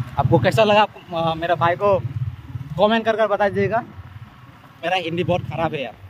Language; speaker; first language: Hindi; non-native, local second language; Bangla